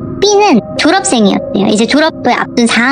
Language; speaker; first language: Korean; native; Korean